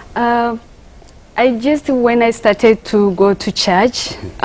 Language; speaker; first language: English; non-native, local second language; Kinyarwanda